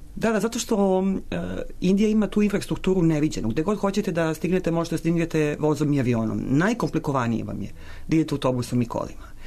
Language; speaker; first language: Serbian; native; Serbian